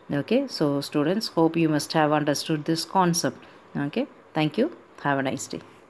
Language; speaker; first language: English; non-native, local second language; Tamil